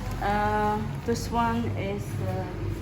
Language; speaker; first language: English; non-native, learner; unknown